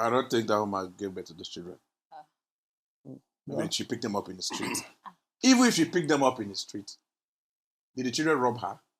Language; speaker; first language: English; non-native, local second language; Yoruba